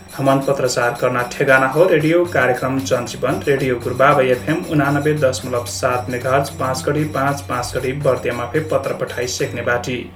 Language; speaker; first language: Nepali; native; Nepali